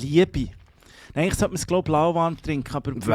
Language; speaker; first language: German; native; German